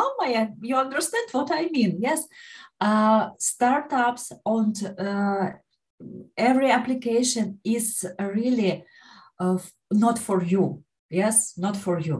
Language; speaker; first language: English; non-native, learner; Ukrainian